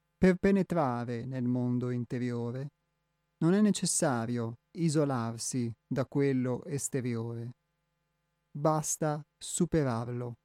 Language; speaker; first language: Italian; native; Italian